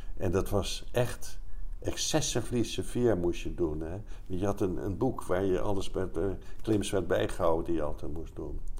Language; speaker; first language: Dutch; native; Dutch